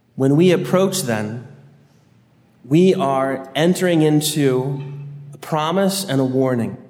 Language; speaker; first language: English; native; English